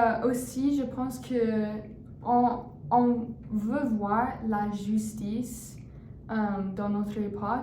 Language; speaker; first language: French; non-native, learner; English